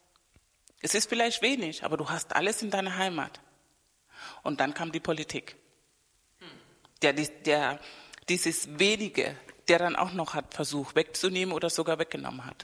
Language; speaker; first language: German; non-native, fluent; Spanish